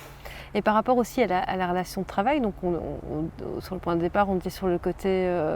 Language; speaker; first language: French; native; French